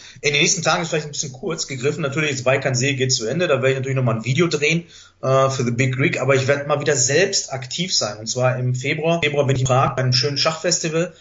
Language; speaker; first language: German; early bilingual, other home language; Greek